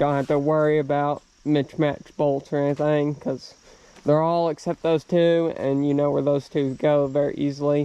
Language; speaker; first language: English; native; English